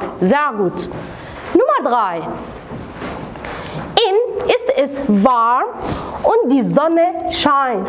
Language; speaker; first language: German; non-native, fluent; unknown